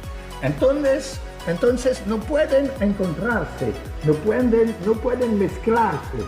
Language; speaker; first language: Spanish; non-native, fluent; French